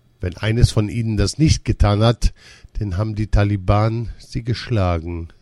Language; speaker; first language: German; non-native, fluent; Persian